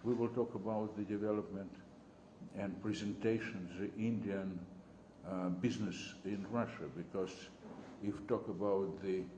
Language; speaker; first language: English; non-native, learner; Russian